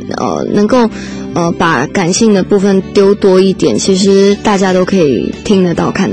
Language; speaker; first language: Chinese; native; Chinese